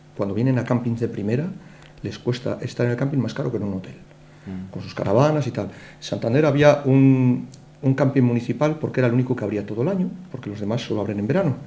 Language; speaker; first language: Spanish; native; Spanish